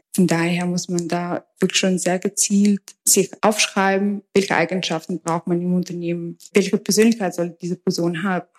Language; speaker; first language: German; early bilingual, other home language; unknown